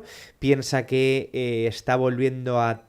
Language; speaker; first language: Spanish; native; Spanish